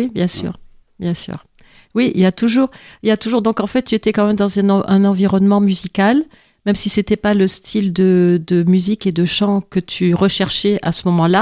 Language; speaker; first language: French; native; French